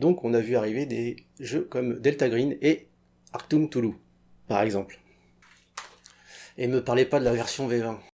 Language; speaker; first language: French; native; French